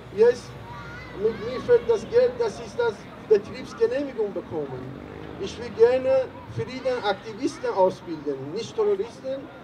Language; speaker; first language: German; non-native, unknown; Persian